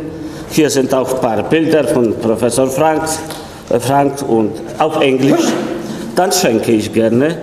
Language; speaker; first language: German; non-native, fluent; Polish